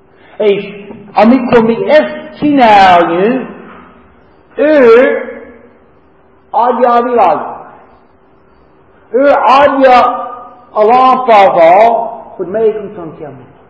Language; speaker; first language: Hungarian; non-native, learner; English